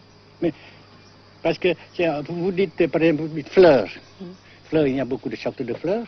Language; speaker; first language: French; non-native, local second language; Vietnamese